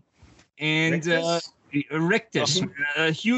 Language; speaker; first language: English; early bilingual, other home language; Arabic